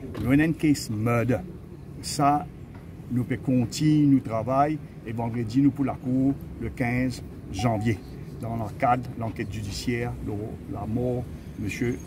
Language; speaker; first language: French; non-native, local second language; Morisyen